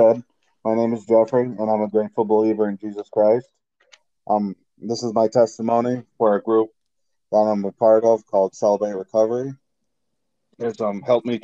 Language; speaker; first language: English; native; English